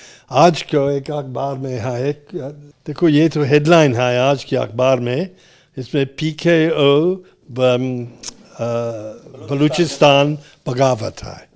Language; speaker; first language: Hindi; non-native, fluent; English